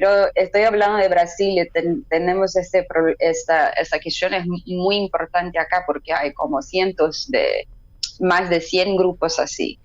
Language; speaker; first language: Spanish; non-native, fluent; Portuguese